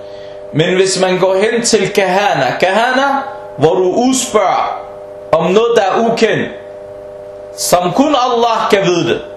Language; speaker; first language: Danish; early bilingual, heritage; Danish